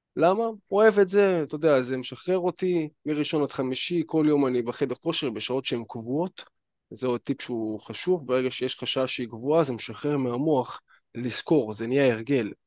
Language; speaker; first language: Hebrew; native; Hebrew